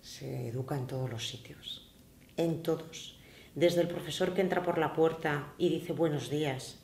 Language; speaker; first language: Spanish; native; Spanish